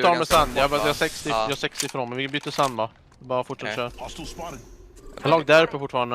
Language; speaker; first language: Swedish; native; Swedish